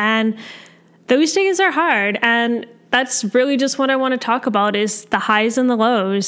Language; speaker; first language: English; native; English